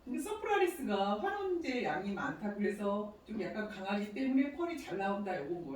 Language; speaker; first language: Korean; native; Korean